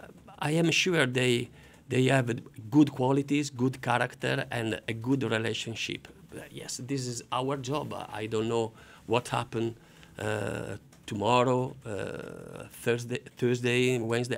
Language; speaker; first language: English; non-native, learner; Italian